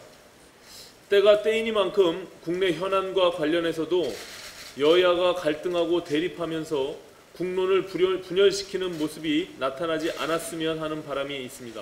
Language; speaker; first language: Korean; native; Korean